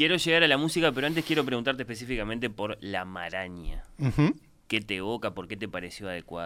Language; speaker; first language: Spanish; native; Spanish